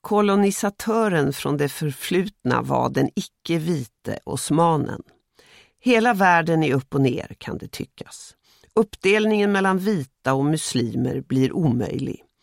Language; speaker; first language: Swedish; native; Swedish